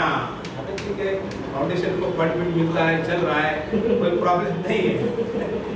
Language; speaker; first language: Hindi; non-native, local second language; Marathi